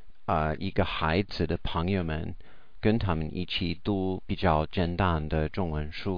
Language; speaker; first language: Chinese; non-native, learner; English